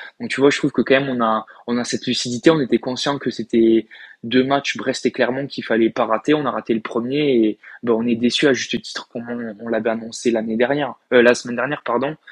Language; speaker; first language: French; native; French